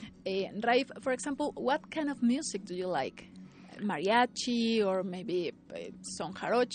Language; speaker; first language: English; non-native, fluent; Spanish